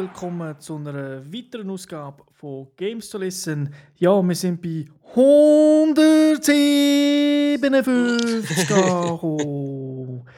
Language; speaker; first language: German; native; German